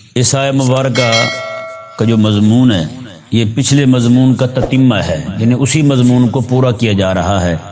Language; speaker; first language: Urdu; non-native, local second language; Punjabi